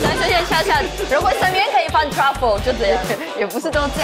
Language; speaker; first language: Chinese; non-native, fluent; Russian